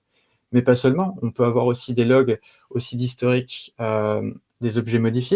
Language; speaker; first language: French; native; French